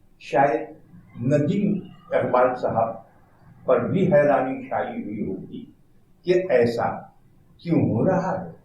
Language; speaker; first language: Urdu; native; Urdu